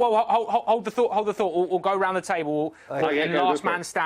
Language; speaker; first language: English; native; English